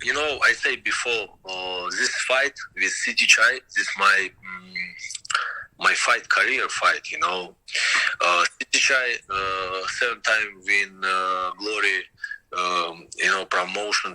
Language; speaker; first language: English; non-native, learner; Russian